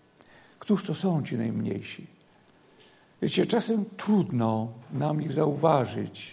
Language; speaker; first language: Polish; native; Polish